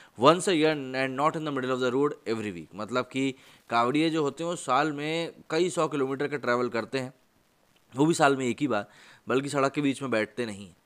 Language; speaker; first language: Hindi; native; Hindi